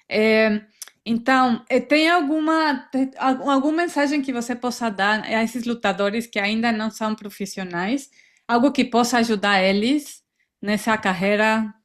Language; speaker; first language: Portuguese; non-native, fluent; Spanish